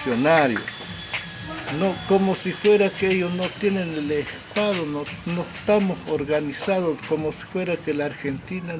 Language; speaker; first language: Spanish; non-native, local second language; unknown